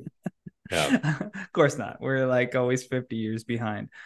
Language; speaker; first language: English; native; English